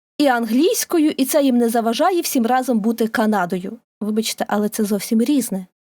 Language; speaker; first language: Ukrainian; native; Ukrainian